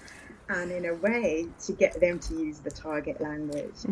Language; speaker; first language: English; non-native, fluent; Arabic